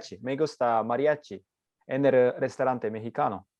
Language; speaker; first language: Spanish; non-native, learner; Japanese